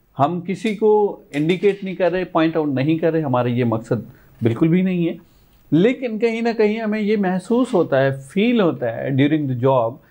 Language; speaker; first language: Urdu; non-native, local second language; Sindhi